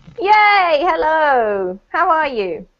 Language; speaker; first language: English; native; English